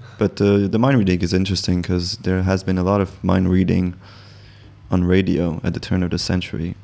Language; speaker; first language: English; non-native, fluent; French